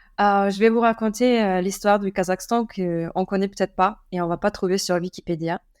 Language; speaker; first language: French; non-native, fluent; Russian